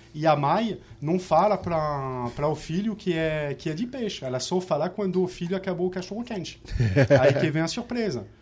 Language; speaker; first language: Portuguese; non-native, fluent; French